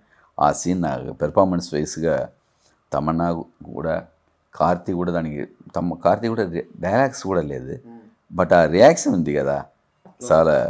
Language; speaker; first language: Telugu; non-native, learner; Tamil